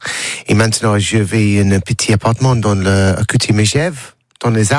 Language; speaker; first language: French; non-native, learner; English